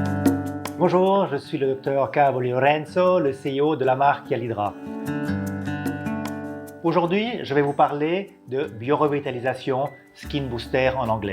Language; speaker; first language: French; non-native, fluent; Italian